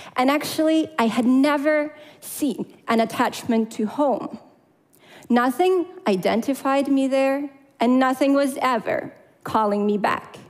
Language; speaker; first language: English; non-native, fluent; Russian